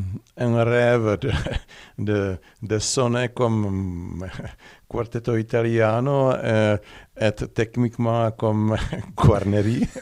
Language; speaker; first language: French; non-native, learner; Czech